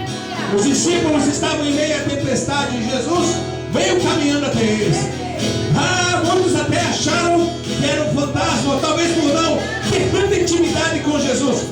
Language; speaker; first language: Portuguese; native; Portuguese